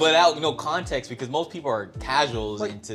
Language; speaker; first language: English; native; English